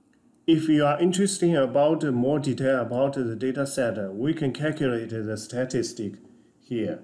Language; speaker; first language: English; non-native, fluent; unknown